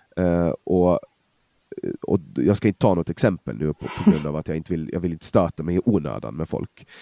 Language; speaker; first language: Swedish; non-native, fluent; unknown